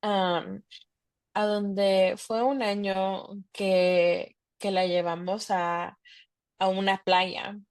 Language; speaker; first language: Spanish; early bilingual, heritage; Spanish